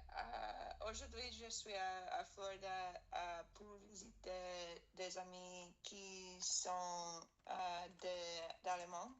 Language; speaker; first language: French; non-native, learner; English